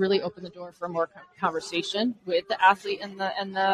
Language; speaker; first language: English; native; English